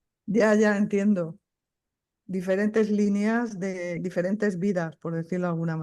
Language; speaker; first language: Spanish; native; Spanish